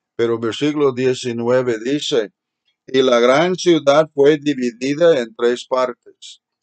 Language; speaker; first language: Spanish; non-native, fluent; English